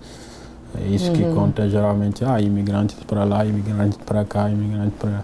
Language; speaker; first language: Portuguese; non-native, fluent; Wolof